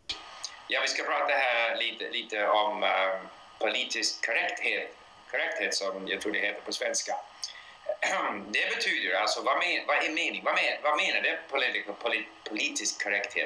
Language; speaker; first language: Swedish; non-native, fluent; English